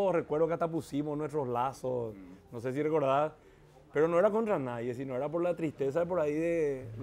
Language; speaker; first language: Spanish; native; Spanish